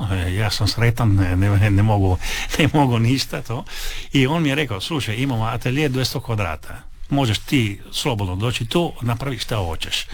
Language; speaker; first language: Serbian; early bilingual, heritage; Italian